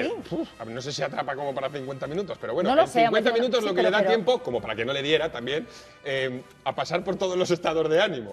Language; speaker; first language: Spanish; native; Spanish